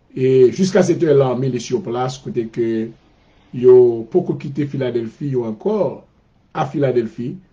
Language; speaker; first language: French; native; French